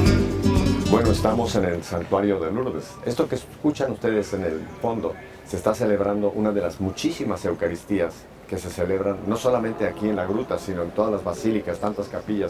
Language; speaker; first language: Spanish; native; Spanish